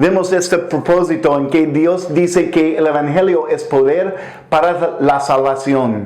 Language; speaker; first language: Spanish; non-native, fluent; English